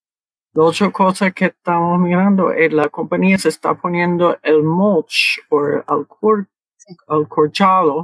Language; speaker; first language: Spanish; early bilingual, heritage; Spanish